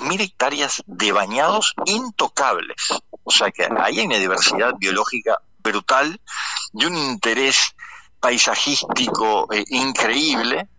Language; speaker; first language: Spanish; native; Spanish